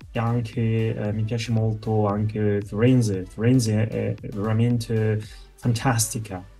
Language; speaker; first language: Italian; native; Italian